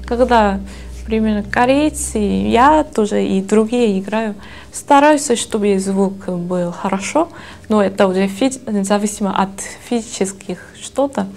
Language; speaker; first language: Russian; non-native, learner; Korean